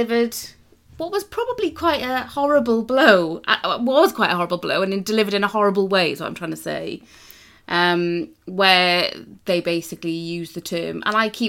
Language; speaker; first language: English; native; English